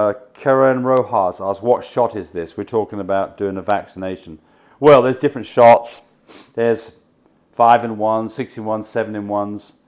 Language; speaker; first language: English; native; English